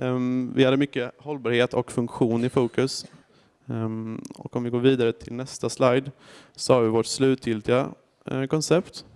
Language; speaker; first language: Swedish; native; Swedish